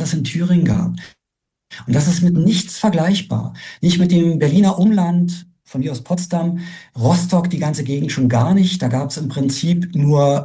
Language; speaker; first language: German; native; German